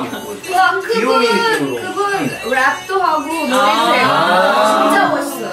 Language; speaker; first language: Korean; non-native, fluent; Malayalam